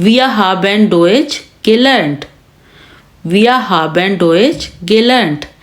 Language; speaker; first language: German; non-native, learner; Urdu